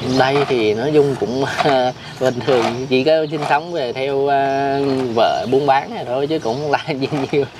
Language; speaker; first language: Vietnamese; native; Vietnamese